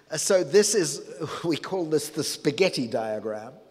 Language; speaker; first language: English; native; English